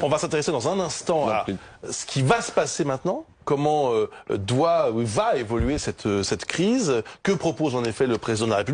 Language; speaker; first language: French; native; French